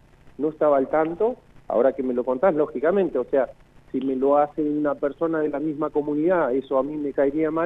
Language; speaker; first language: Spanish; native; Spanish